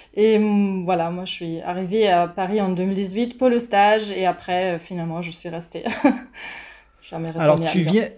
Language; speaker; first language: French; non-native, fluent; German